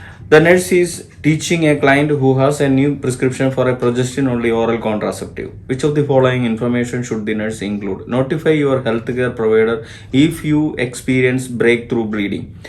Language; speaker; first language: English; non-native, local second language; Malayalam